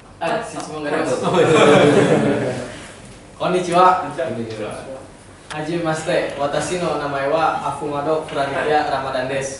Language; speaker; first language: Japanese; non-native, learner; Indonesian